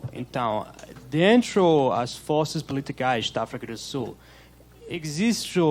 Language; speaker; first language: Portuguese; non-native, learner; English